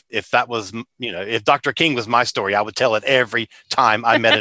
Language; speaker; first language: English; native; English